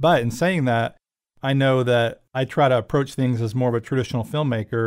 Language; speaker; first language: English; native; English